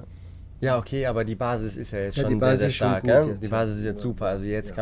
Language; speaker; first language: German; native; German